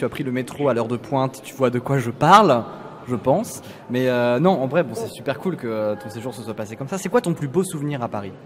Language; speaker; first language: French; native; French